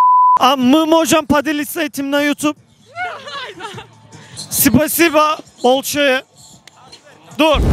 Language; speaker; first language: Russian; non-native, learner; Turkish